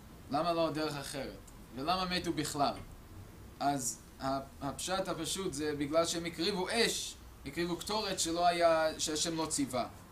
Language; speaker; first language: Hebrew; non-native, fluent; English